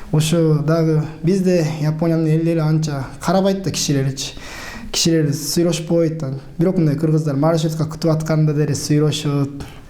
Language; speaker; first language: Kyrgyz; non-native, learner; Japanese